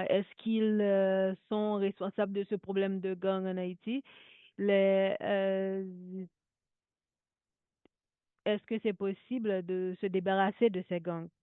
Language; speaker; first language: French; non-native, local second language; Haitian Creole